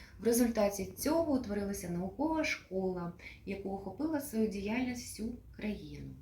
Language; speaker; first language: Ukrainian; native; Ukrainian